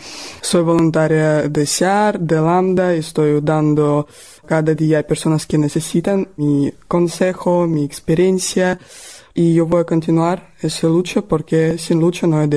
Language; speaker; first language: Spanish; non-native, learner; Russian